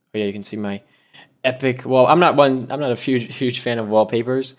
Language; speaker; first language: English; native; English